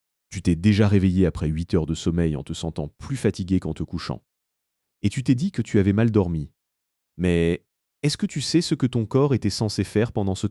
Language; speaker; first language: French; native; French